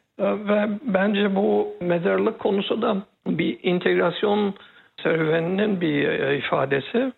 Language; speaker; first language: Turkish; early bilingual, heritage; Turkish